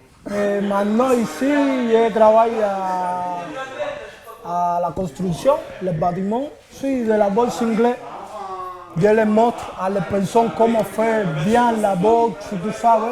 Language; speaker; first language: French; non-native, learner; Spanish